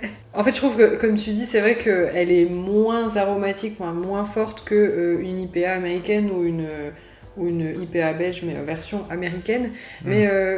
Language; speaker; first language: French; native; French